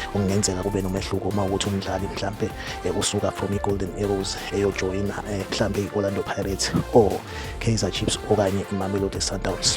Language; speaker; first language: Zulu; native; Zulu